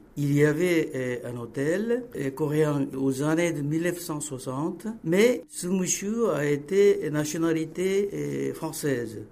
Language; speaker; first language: French; non-native, fluent; Korean